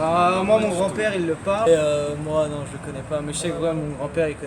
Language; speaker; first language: French; native; French